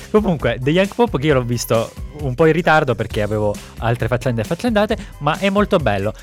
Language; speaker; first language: Italian; native; Italian